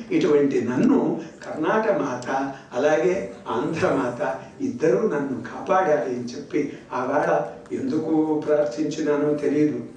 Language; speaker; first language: Telugu; non-native, local second language; Kannada